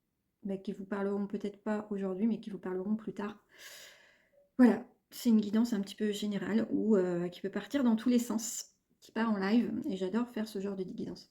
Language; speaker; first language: French; native; French